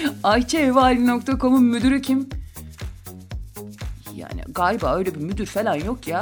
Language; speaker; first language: Turkish; native; Turkish